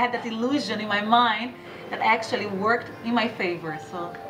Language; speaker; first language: English; non-native, fluent; Portuguese